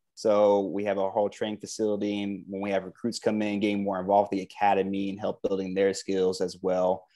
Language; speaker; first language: English; native; English